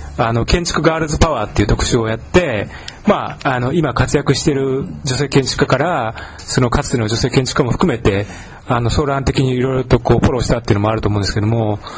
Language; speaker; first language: Japanese; native; Japanese